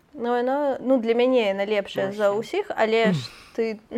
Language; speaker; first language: Belarusian; native; Belarusian